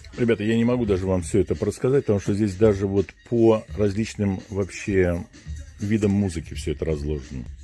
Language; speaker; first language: Russian; native; Russian